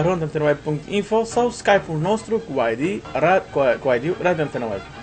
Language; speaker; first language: Romanian; non-native, learner; Portuguese